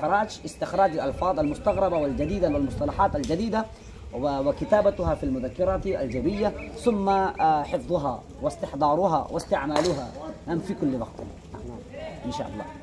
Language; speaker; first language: Arabic; non-native, fluent; Urdu